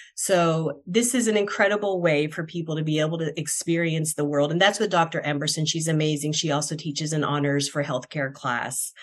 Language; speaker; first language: English; non-native, fluent; Spanish